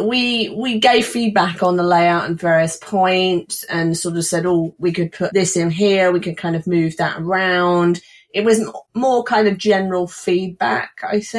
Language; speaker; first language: English; native; English